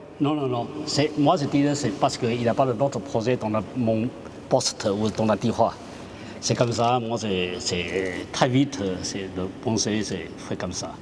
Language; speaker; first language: French; non-native, learner; Chinese